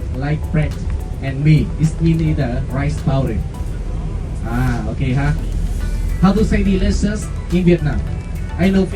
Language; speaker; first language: English; non-native, learner; Vietnamese